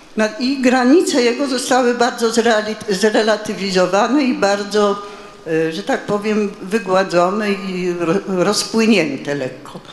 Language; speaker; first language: Polish; native; Polish